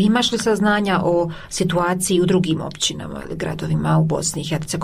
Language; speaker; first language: Croatian; native; Croatian